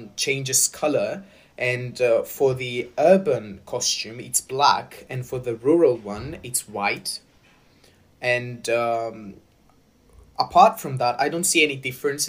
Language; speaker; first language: English; non-native, fluent; Greek